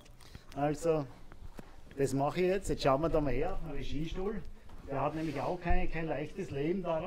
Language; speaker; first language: German; native; German